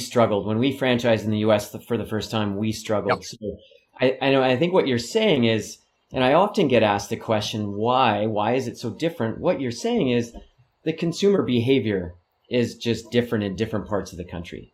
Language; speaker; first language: English; native; English